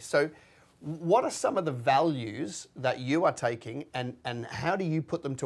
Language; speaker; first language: English; native; English